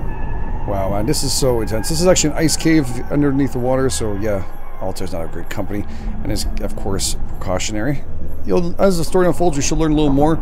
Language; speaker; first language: English; native; English